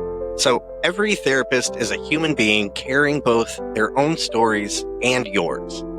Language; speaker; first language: English; native; English